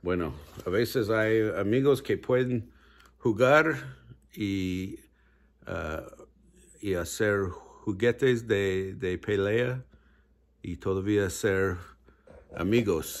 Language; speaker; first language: Spanish; non-native, learner; English